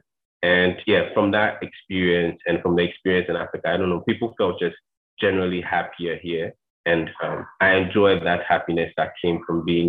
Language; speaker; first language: English; non-native, local second language; Akan